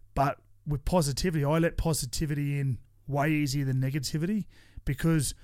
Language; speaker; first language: English; native; English